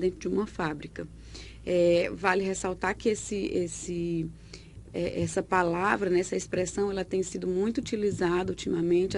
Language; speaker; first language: Portuguese; native; Portuguese